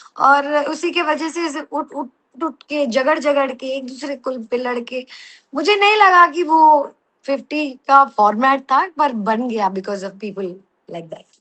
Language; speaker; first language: Hindi; non-native, local second language; Telugu